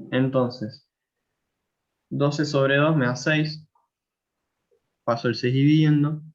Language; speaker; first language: Spanish; native; Spanish